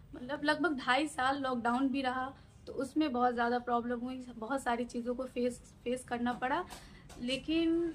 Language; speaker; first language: Hindi; native; Hindi